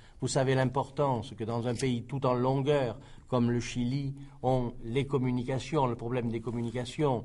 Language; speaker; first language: French; native; French